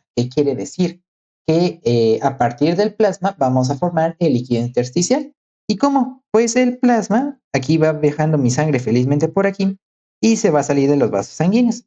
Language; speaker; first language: Spanish; native; Spanish